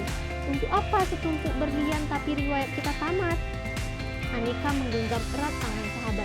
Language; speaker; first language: Indonesian; native; Indonesian